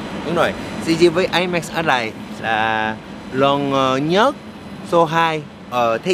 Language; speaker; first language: Vietnamese; non-native, learner; Korean